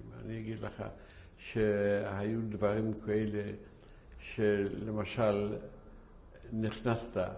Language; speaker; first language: Hebrew; non-native, fluent; Yiddish